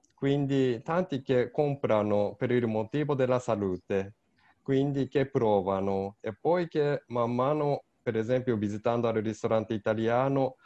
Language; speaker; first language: Italian; non-native, learner; Japanese